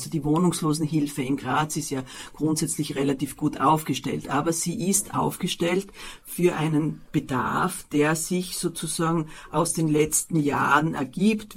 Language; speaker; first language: German; native; German